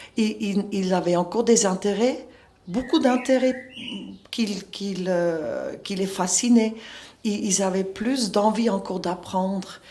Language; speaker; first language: French; non-native, local second language; Swiss German